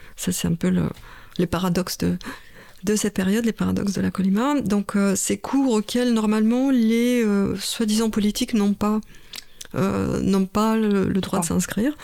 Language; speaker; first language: French; non-native, fluent; Russian